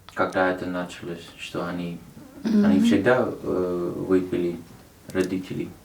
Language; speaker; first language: Russian; non-native, fluent; Dutch